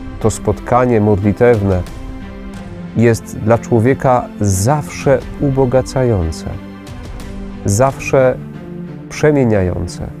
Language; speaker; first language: Polish; native; Polish